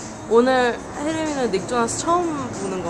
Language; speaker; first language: Korean; native; Korean